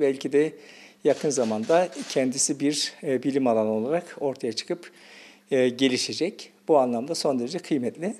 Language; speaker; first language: Turkish; native; Turkish